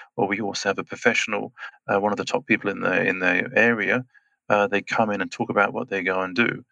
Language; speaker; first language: English; native; English